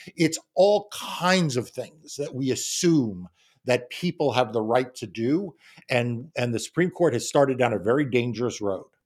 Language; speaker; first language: English; native; English